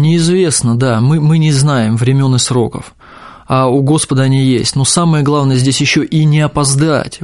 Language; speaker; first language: Russian; native; Russian